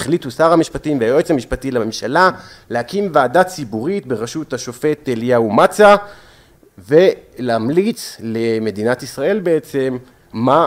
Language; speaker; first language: Hebrew; native; Hebrew